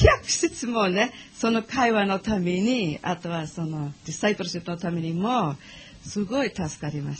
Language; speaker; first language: Japanese; non-native, learner; English